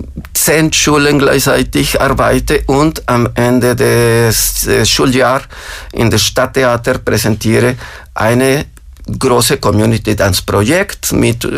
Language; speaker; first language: German; non-native, fluent; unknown